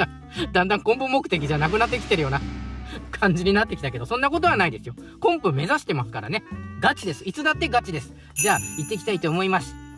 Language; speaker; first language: Japanese; native; Japanese